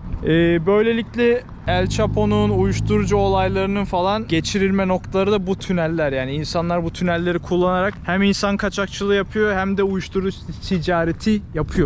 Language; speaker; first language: Turkish; native; Turkish